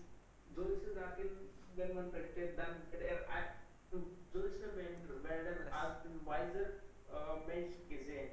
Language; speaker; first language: German; non-native, learner; Hindi